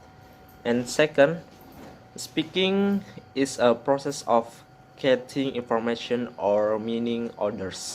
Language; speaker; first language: English; non-native, learner; Indonesian